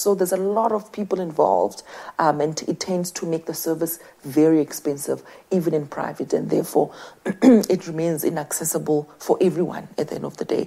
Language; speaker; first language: English; non-native, local second language; Southern Sotho